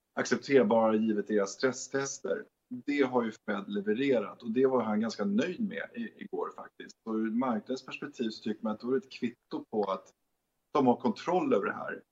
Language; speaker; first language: Swedish; native; Swedish